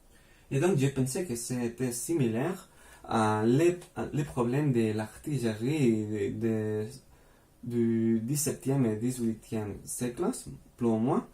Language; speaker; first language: French; non-native, fluent; Spanish